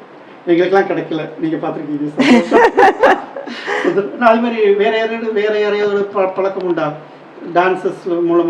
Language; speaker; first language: Tamil; native; Tamil